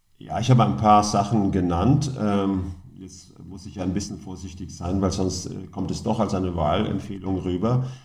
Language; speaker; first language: German; non-native, fluent; Norwegian